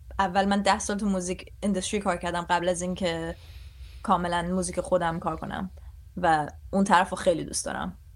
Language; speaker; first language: Persian; early bilingual, heritage; Persian